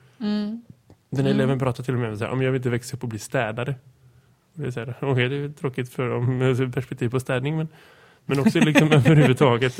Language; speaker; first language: Swedish; native; Swedish